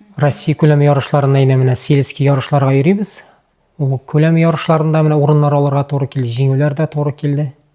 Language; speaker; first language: Tatar; early bilingual, other home language; Uzbek